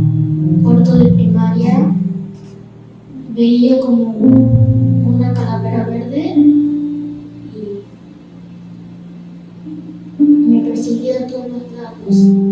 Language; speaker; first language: Spanish; early bilingual, heritage; Spanish